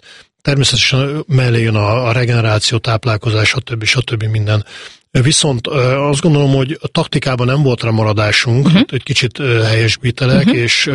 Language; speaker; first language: Hungarian; native; Hungarian